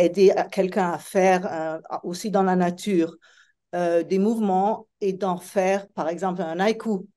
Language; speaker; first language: French; non-native, fluent; Italian